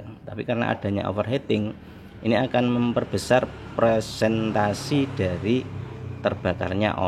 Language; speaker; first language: Indonesian; native; Indonesian